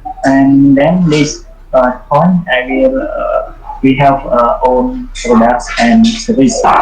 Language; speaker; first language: English; non-native, learner; Khmer